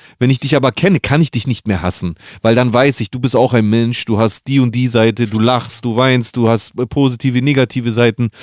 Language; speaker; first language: German; early bilingual, other home language; Greek